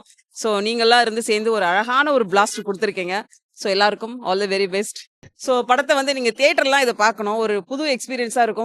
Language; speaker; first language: Tamil; native; Tamil